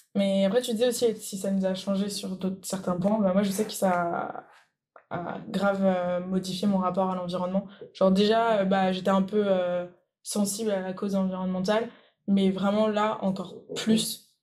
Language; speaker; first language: French; native; French